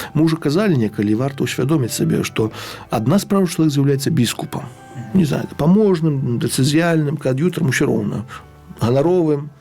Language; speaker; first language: Belarusian; native; Belarusian